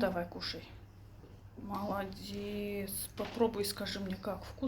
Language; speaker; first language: Russian; early bilingual, heritage; Azerbaijani